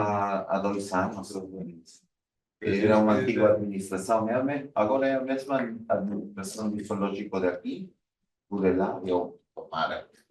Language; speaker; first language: Portuguese; non-native, fluent; Spanish